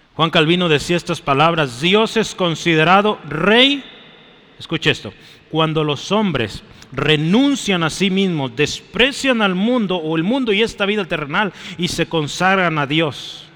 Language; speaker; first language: Spanish; native; Spanish